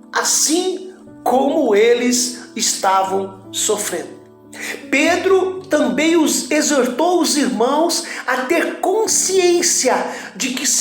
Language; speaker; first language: Portuguese; native; Portuguese